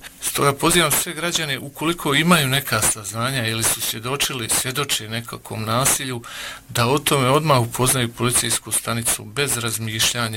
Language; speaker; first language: Bosnian; native; Bosnian